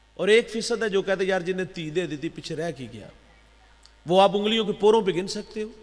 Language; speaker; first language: Urdu; non-native, local second language; Punjabi